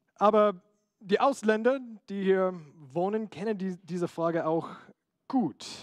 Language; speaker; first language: German; non-native, fluent; English